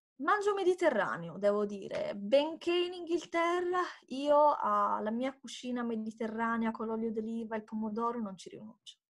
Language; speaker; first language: Italian; native; Italian